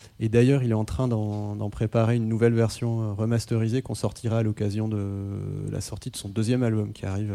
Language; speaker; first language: French; non-native, local second language; Arabic